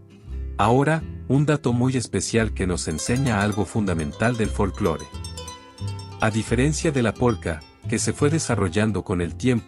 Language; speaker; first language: Spanish; native; Spanish